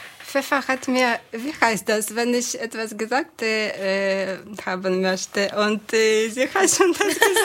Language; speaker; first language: German; non-native, fluent; Ukrainian